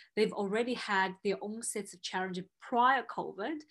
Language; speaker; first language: English; non-native, fluent; Chinese